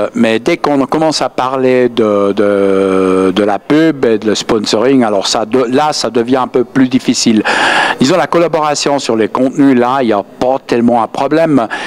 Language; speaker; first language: French; native; French